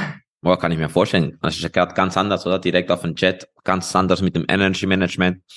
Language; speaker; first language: German; non-native, fluent; Spanish